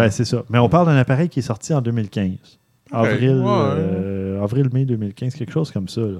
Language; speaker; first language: French; native; French